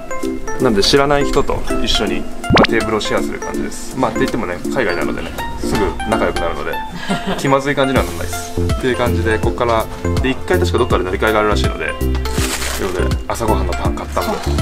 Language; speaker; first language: Japanese; native; Japanese